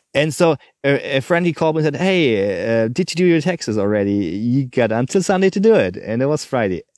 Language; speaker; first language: English; non-native, fluent; German